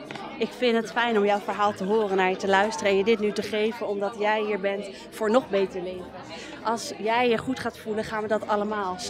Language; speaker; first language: Dutch; native; Dutch